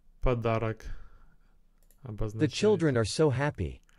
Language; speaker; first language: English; non-native, learner; Russian